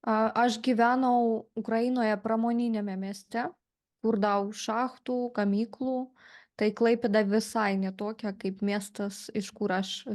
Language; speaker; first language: Lithuanian; non-native, fluent; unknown